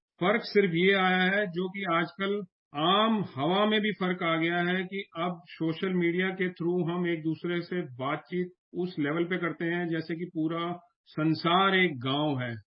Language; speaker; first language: Hindi; native; Hindi